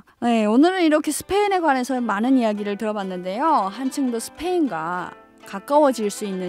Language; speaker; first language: Korean; native; Korean